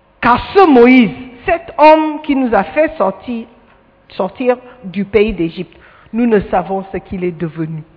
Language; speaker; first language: French; non-native, fluent; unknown